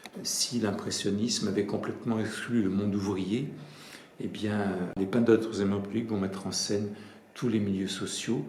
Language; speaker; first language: French; native; French